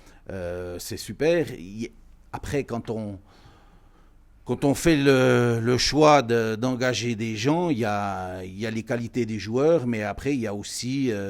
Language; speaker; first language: French; native; French